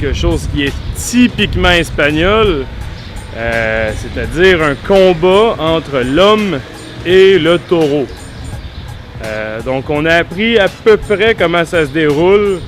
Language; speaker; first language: French; native; French